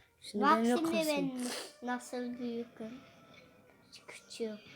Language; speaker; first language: Turkish; early bilingual, heritage; Dutch